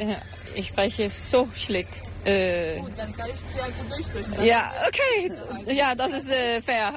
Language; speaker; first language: German; non-native, learner; Danish